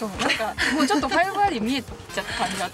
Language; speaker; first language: Japanese; native; Japanese